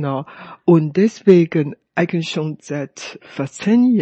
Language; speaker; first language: German; non-native, fluent; Chinese